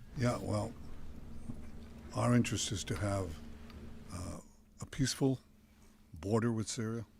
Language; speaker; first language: English; non-native, fluent; Hebrew